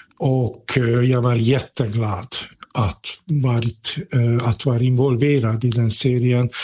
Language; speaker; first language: Swedish; non-native, fluent; Hungarian